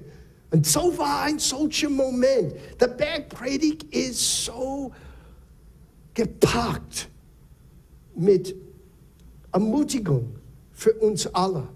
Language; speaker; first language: German; non-native, fluent; English